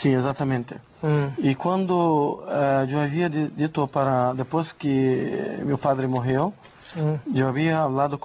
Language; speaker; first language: Spanish; non-native, learner; Portuguese